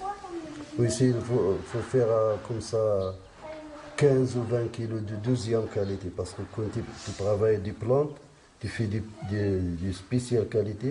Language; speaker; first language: French; non-native, learner; Arabic